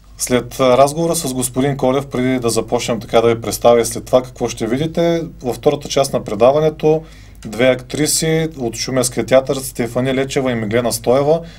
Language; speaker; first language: Bulgarian; native; Bulgarian